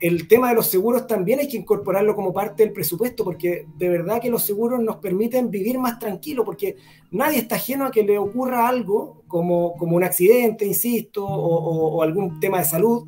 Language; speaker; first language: Spanish; native; Spanish